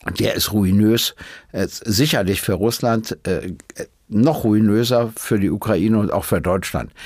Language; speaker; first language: German; native; German